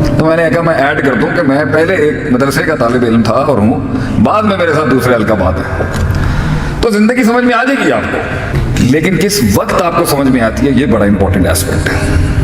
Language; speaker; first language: Urdu; non-native, local second language; Punjabi